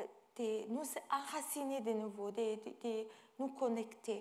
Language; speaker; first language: French; non-native, fluent; Italian